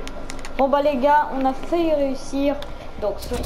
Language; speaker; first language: French; native; French